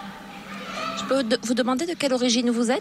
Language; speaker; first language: French; native; French